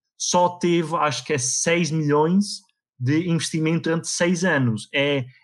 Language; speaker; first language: Portuguese; native; Portuguese